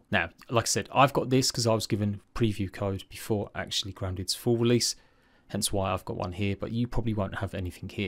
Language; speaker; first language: English; native; English